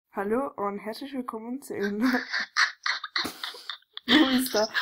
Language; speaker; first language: German; native; German